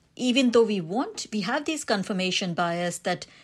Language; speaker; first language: English; non-native, local second language; Hindi